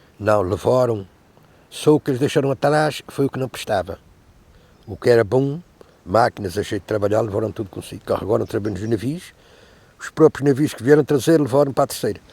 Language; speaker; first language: Portuguese; native; Portuguese